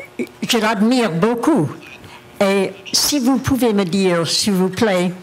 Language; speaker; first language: French; non-native, learner; English